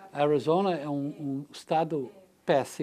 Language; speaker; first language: Portuguese; non-native, learner; English